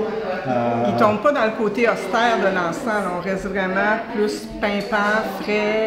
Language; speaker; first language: French; native; French